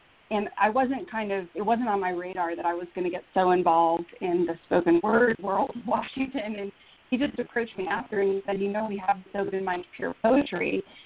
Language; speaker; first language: English; early bilingual, other home language; Romanian